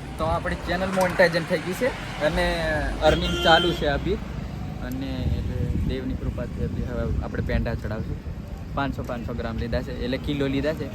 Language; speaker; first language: Gujarati; non-native, local second language; Rathawi